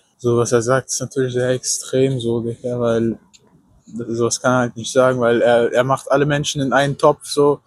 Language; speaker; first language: German; native; German